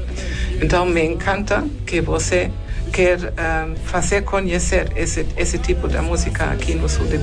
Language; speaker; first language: Portuguese; non-native, fluent; German